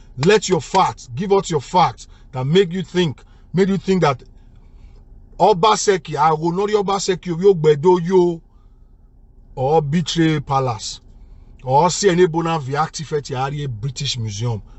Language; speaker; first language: English; non-native, local second language; Bini